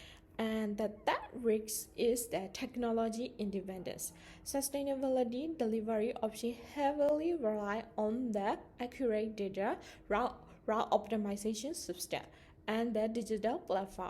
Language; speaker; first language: English; non-native, learner; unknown